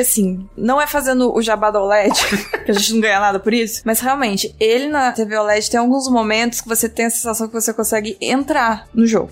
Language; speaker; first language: Portuguese; native; Portuguese